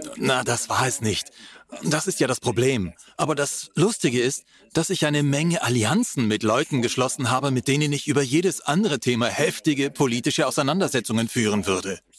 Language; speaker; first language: German; non-native, fluent; English